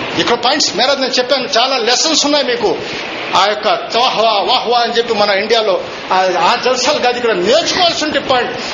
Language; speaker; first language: Telugu; non-native, local second language; Urdu